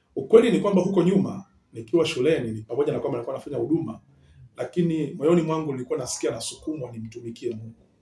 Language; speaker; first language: Swahili; native; Swahili